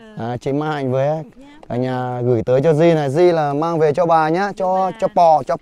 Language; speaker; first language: Vietnamese; non-native, local second language; Hmong